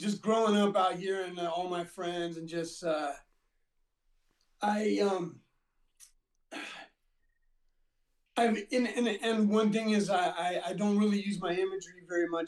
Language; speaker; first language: English; native; English